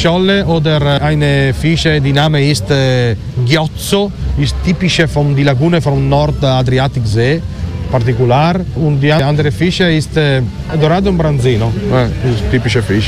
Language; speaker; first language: German; non-native, learner; Italian